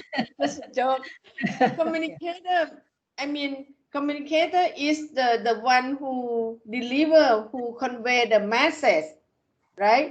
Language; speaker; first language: English; non-native, fluent; Thai